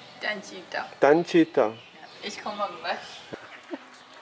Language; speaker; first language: German; non-native, learner; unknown